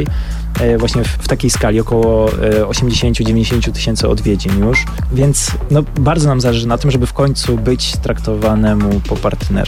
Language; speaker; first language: Polish; native; Polish